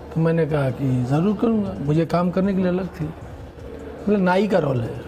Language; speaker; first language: Hindi; non-native, local second language; Bhojpuri